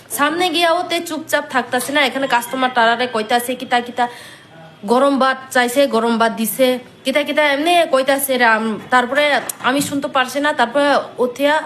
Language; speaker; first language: Bangla; non-native, local second language; Kok Borok